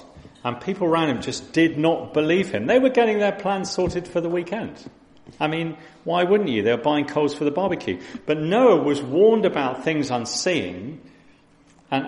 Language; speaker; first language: English; native; English